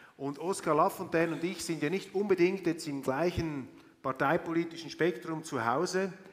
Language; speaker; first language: German; native; German